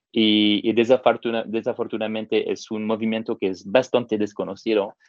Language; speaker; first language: Spanish; non-native, fluent; French